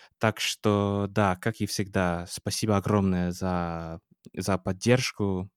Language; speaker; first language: Russian; non-native, fluent; English